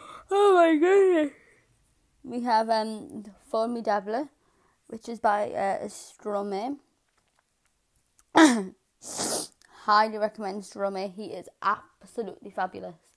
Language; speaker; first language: English; native; English